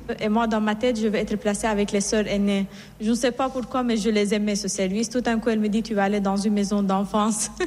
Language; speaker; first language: French; non-native, fluent; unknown